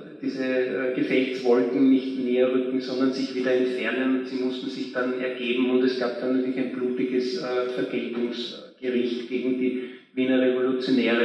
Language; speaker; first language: German; native; German